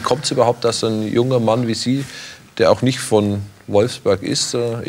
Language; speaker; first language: German; native; German